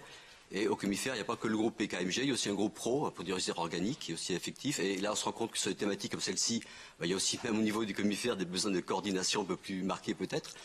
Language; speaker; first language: French; native; French